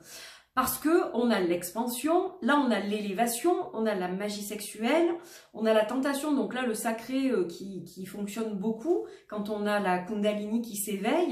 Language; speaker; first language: French; native; French